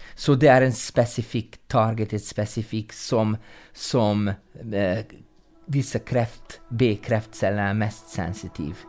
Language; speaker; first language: Norwegian; non-native, fluent; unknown